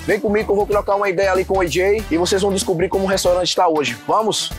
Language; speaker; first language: Portuguese; native; Portuguese